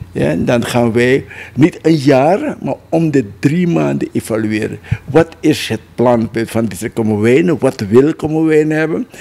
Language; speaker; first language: Dutch; non-native, local second language; Javanese